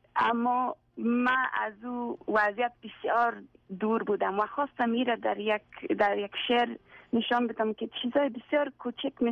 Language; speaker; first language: Persian; non-native, fluent; English